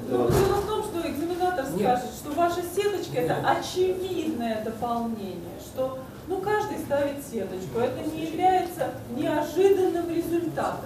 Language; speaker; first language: Russian; native; Russian